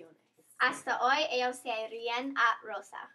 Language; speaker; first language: Spanish; non-native, learner; English